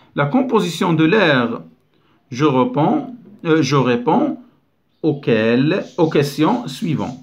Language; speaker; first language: French; non-native, local second language; Arabic